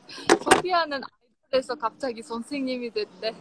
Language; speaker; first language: Korean; non-native, fluent; Russian